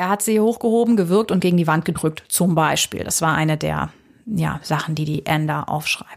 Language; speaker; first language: German; native; German